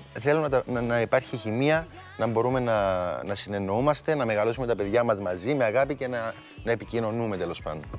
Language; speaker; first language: Greek; native; Greek